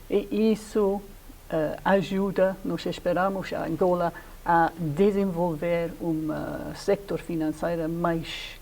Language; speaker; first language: Portuguese; non-native, fluent; English